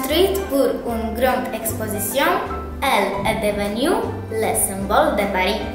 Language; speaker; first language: French; non-native, learner; Polish